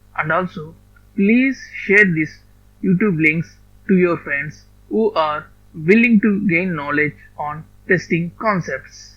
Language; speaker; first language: English; non-native, local second language; Telugu